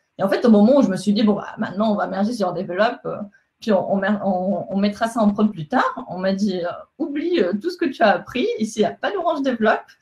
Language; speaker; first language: French; non-native, fluent; Spanish